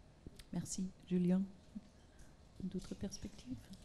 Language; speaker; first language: French; non-native, fluent; German